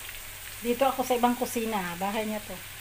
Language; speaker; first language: Filipino; non-native, local second language; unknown